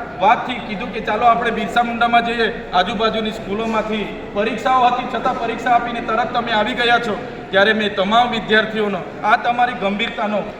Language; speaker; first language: Gujarati; non-native, local second language; Vasavi